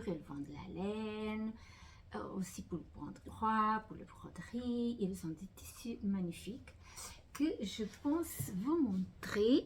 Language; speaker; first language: French; non-native, fluent; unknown